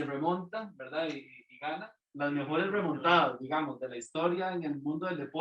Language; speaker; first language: Spanish; native; Spanish